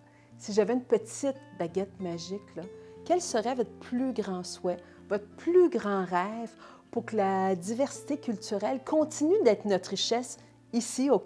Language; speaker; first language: French; native; French